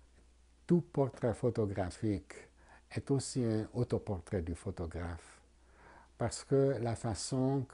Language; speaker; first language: French; non-native, fluent; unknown